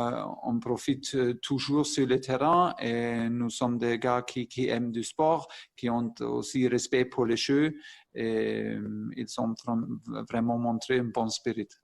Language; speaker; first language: French; non-native, fluent; German